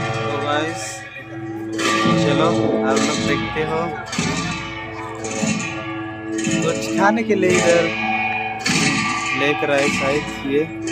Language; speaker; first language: Hindi; non-native, local second language; Odia